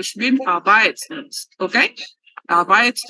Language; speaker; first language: German; non-native, learner; Spanish